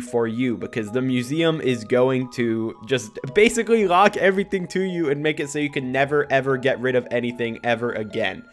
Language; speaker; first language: English; native; English